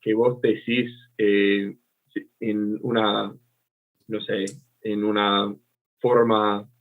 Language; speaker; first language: Spanish; non-native, fluent; English